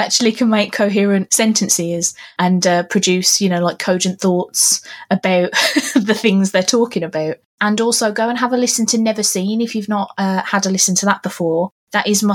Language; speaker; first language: English; native; English